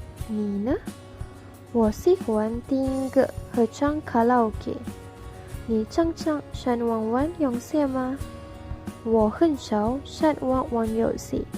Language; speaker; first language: Chinese; non-native, learner; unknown